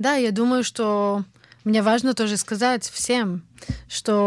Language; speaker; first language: Russian; early bilingual, heritage; Hebrew